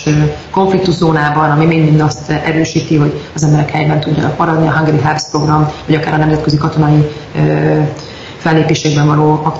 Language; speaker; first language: Hungarian; native; Hungarian